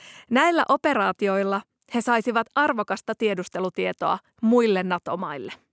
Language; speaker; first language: Finnish; native; Finnish